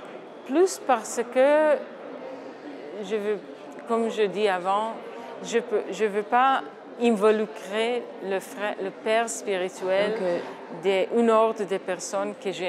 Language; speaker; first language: French; non-native, fluent; Hebrew